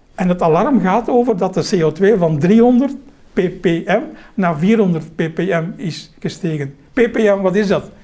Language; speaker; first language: Dutch; native; Dutch